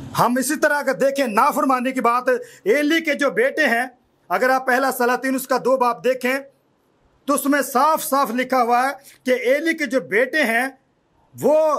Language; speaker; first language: Urdu; non-native, local second language; Punjabi